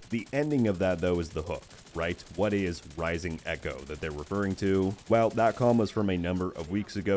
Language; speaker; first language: English; native; English